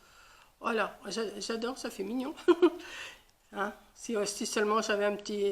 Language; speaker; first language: French; native; French